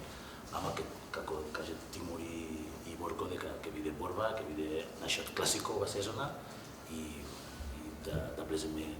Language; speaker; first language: Macedonian; non-native, fluent; Spanish